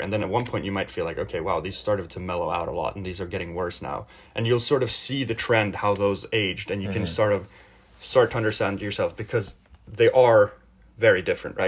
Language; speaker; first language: English; early bilingual, other home language; Swedish